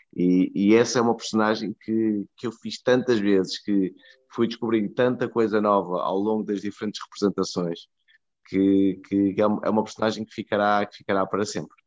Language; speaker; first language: Portuguese; native; Portuguese